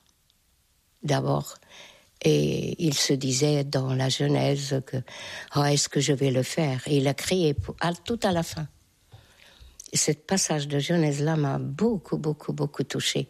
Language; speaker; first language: French; non-native, fluent; Hungarian